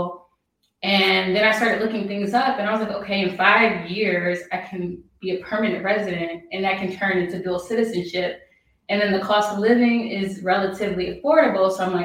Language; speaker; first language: English; native; English